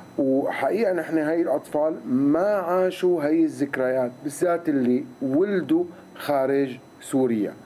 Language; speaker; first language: Arabic; native; Arabic